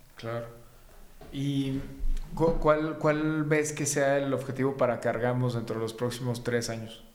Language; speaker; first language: Spanish; native; Spanish